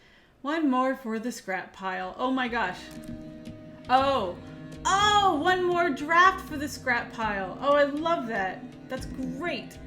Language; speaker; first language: English; native; English